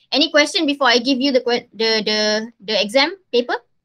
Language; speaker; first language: English; non-native, local second language; Malay